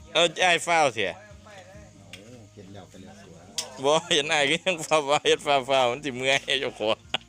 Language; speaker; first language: Thai; native; Thai